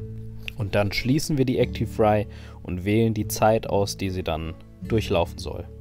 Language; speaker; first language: German; native; German